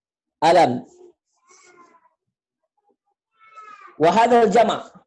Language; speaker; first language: Arabic; non-native, fluent; Indonesian